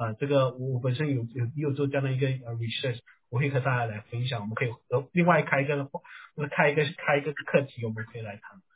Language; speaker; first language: Chinese; native; Chinese